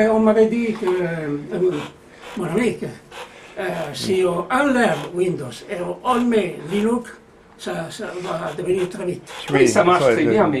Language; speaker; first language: French; non-native, fluent; Italian